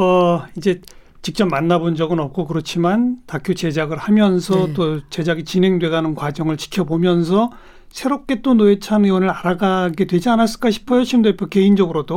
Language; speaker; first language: Korean; native; Korean